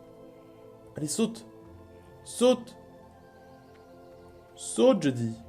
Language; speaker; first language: French; native; French